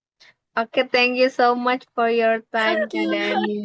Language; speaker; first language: English; non-native, local second language; Indonesian